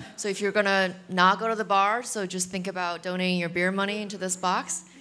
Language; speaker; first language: English; early bilingual, other home language; Chinese